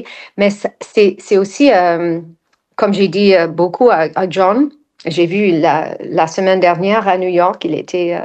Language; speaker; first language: French; non-native, fluent; English